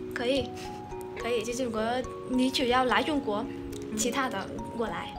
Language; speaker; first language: Chinese; non-native, fluent; Vietnamese